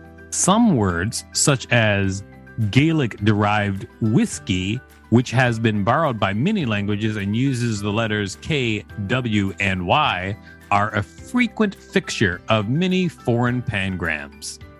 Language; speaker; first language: English; native; English